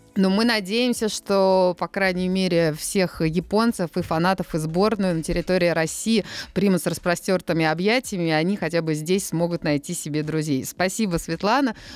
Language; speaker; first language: Russian; native; Russian